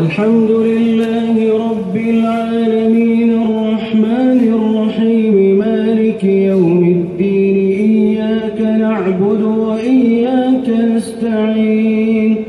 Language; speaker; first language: Arabic; native; Arabic